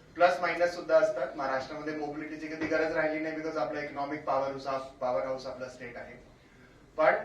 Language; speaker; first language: Marathi; non-native, local second language; Hindi